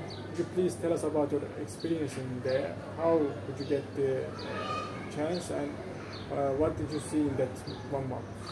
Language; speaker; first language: English; non-native, learner; Turkish